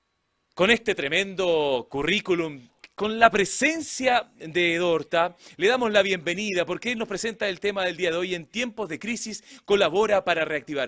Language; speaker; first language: Spanish; native; Spanish